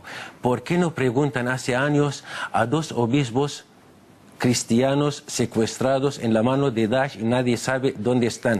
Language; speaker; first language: Spanish; non-native, fluent; Arabic